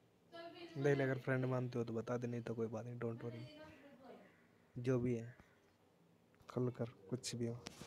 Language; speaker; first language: Hindi; native; Hindi